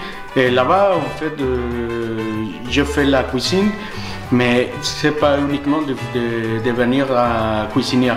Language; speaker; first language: French; non-native, learner; Spanish